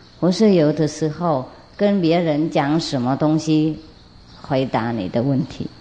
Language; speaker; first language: Chinese; non-native, fluent; Vietnamese